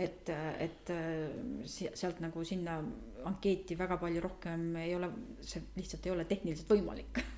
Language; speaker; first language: Estonian; native; Estonian